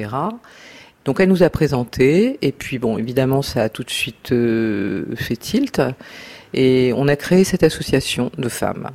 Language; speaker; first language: French; native; French